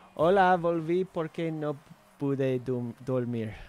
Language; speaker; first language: Spanish; non-native, learner; English